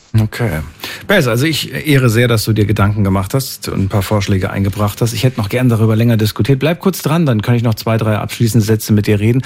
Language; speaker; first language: German; native; German